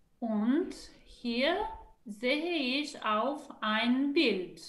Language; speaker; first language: German; non-native, learner; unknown